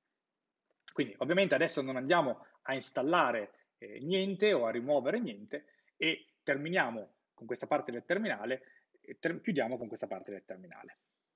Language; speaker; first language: Italian; native; Italian